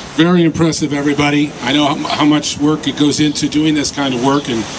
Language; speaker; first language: English; native; English